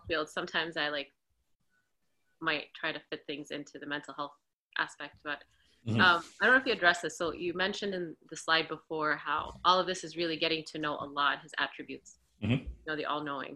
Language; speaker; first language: English; non-native, fluent; Arabic